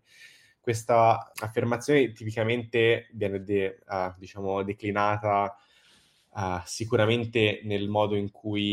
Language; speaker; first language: Italian; native; Italian